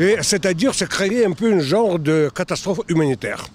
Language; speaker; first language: French; non-native, fluent; Russian